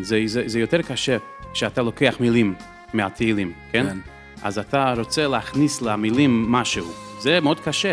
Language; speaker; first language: Hebrew; early bilingual, heritage; English